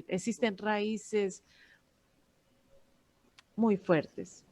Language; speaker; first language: Spanish; non-native, fluent; Portuguese